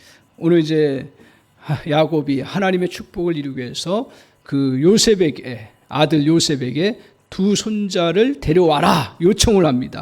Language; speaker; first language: Korean; native; Korean